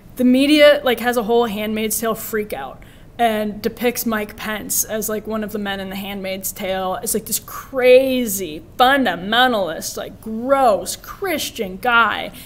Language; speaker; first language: English; native; English